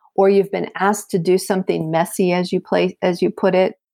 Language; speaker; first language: English; native; English